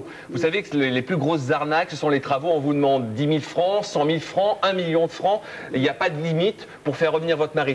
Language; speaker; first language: French; native; French